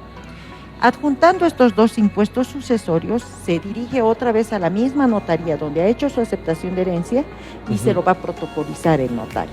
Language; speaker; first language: Spanish; native; Spanish